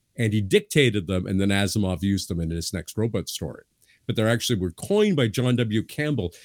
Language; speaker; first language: English; native; English